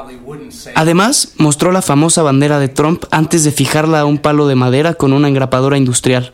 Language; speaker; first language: Spanish; native; Spanish